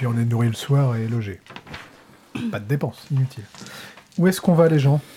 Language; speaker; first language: French; native; French